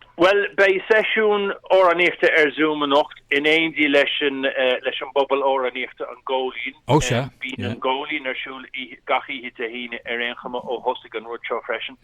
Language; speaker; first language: Irish; native; Irish